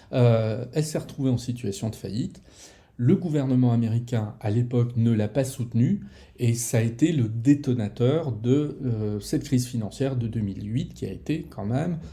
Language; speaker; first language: French; native; French